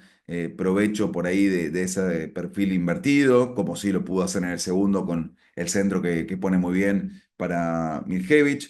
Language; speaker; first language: Spanish; native; Spanish